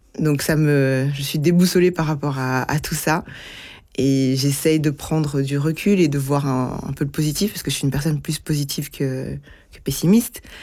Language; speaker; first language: French; early bilingual, other home language; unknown